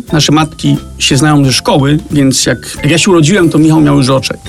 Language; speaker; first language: Polish; early bilingual, heritage; Danish